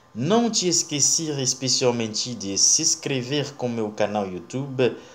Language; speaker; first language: Portuguese; non-native, learner; Haitian Creole